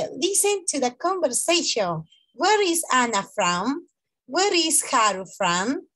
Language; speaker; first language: English; non-native, fluent; Spanish